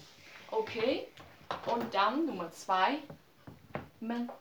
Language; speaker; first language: German; non-native, learner; Chinese